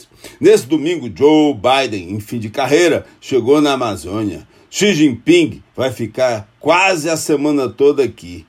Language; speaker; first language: Portuguese; native; Portuguese